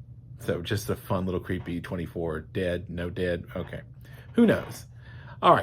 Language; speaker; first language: English; native; English